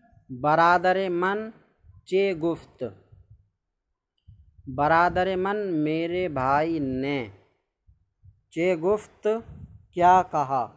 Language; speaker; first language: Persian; non-native, fluent; Urdu